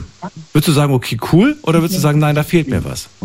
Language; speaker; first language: German; native; German